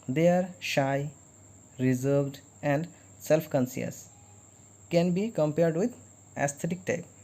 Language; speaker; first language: English; non-native, local second language; Assamese